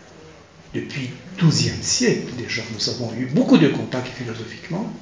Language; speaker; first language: French; non-native, fluent; Turkish